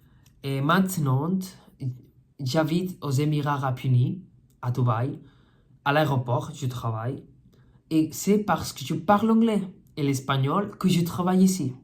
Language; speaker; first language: French; non-native, fluent; Spanish